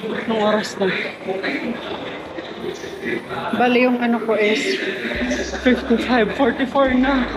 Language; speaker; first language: Filipino; native; Filipino